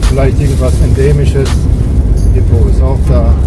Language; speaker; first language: German; native; German